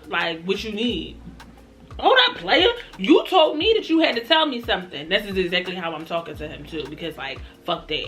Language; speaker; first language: English; native; English